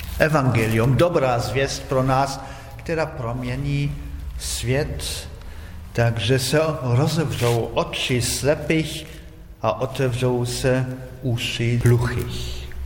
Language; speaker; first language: Czech; non-native, fluent; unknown